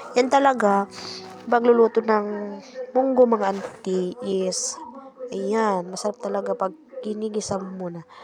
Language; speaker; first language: Filipino; non-native, local second language; Iloko